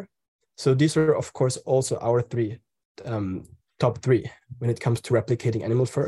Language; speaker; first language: English; non-native, fluent; German